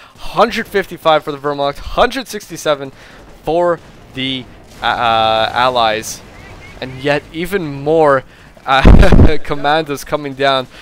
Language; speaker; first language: English; native; English